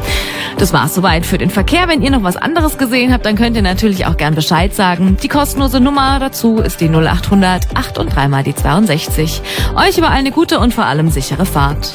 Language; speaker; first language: German; native; German